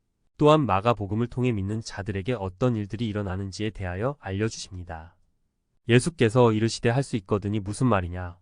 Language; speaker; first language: Korean; native; Korean